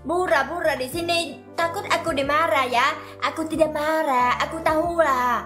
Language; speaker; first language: Indonesian; non-native, learner; Vietnamese